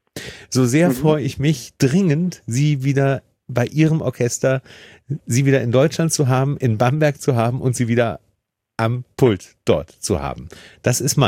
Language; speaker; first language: German; native; German